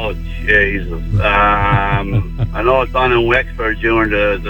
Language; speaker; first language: English; native; English